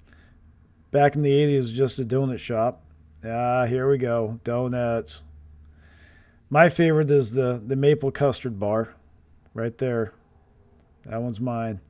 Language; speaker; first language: English; native; English